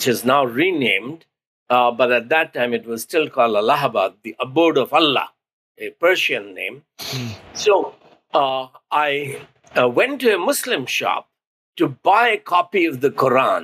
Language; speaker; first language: English; non-native, local second language; Hindi